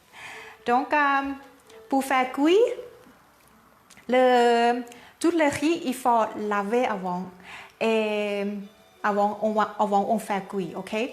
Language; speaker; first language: French; non-native, learner; Thai